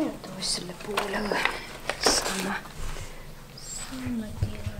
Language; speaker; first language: Finnish; non-native, fluent; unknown